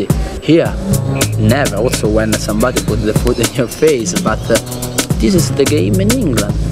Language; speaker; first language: English; non-native, learner; Italian